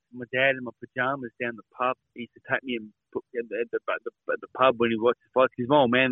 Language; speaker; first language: English; native; English